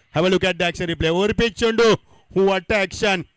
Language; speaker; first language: English; non-native, local second language; Marathi